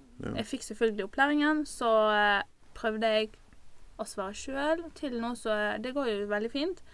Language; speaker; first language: Norwegian; non-native, fluent; Arabic